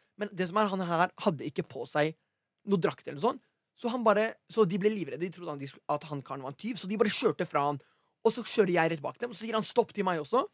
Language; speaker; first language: Norwegian; early bilingual, other home language; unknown